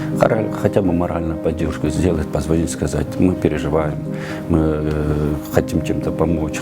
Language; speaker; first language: Russian; non-native, local second language; Kyrgyz